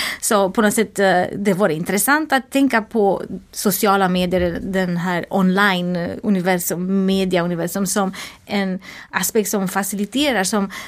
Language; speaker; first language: Swedish; non-native, fluent; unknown